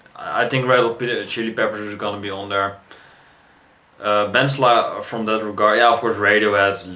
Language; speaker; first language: English; non-native, fluent; Dutch